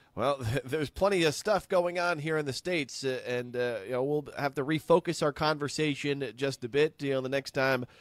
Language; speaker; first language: English; native; English